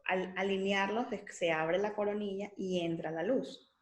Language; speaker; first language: Spanish; native; Spanish